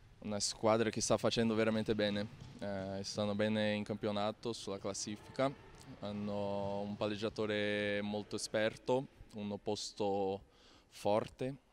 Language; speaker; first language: Italian; non-native, fluent; Portuguese